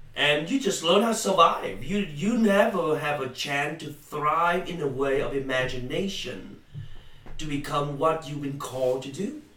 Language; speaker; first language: English; non-native, fluent; Vietnamese